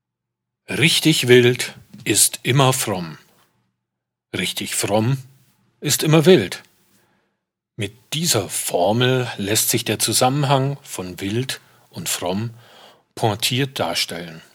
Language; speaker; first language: German; native; German